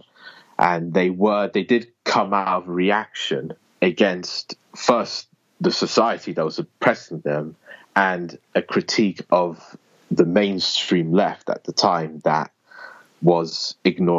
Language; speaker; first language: English; native; English